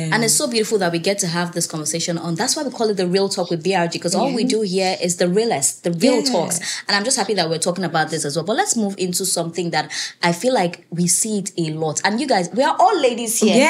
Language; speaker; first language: English; native; English